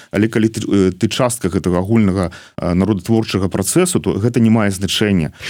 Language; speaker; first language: Belarusian; non-native, local second language; Russian